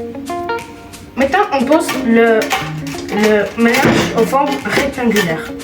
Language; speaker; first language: French; non-native, learner; Ukrainian